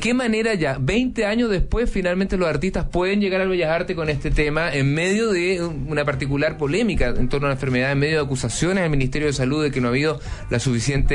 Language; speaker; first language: Spanish; native; Spanish